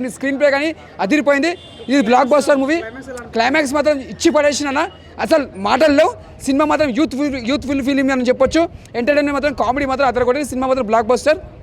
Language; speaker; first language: Telugu; native; Telugu